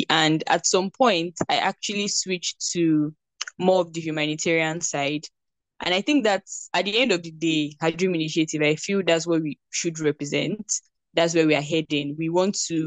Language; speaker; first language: English; non-native, local second language; Yoruba